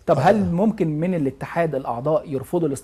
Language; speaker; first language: Arabic; native; Arabic